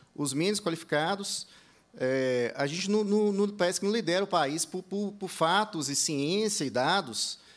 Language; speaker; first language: Portuguese; early bilingual, heritage; English